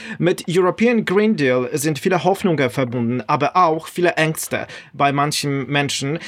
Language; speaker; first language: German; non-native, fluent; Polish